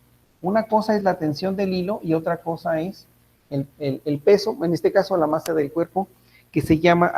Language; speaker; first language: Spanish; native; Spanish